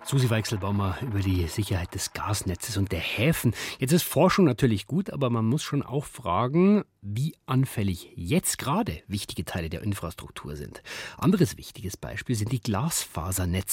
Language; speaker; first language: German; native; German